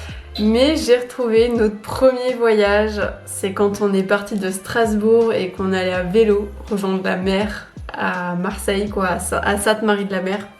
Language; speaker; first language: French; native; French